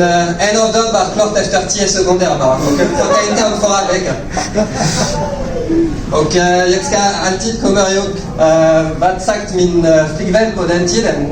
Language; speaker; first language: Swedish; non-native, learner; French